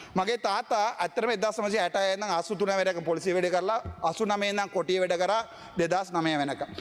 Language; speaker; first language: Sinhala; non-native, local second language; Tamil